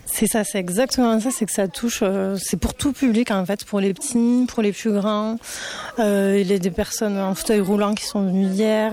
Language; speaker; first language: French; native; French